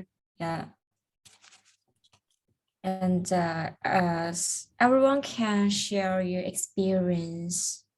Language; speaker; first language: English; non-native, learner; Chinese